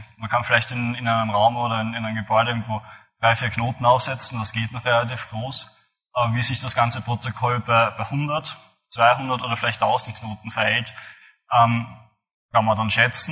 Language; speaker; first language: German; native; German